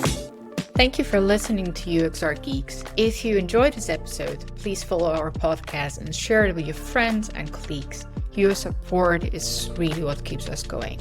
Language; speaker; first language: English; non-native, fluent; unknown